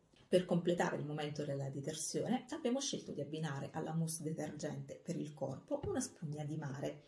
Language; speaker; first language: Italian; native; Italian